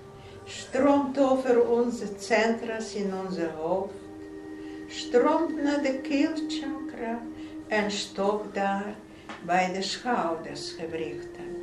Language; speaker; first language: Dutch; non-native, fluent; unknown